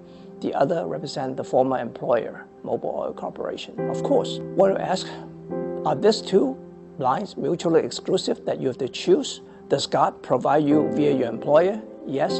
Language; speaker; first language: English; non-native, local second language; Cantonese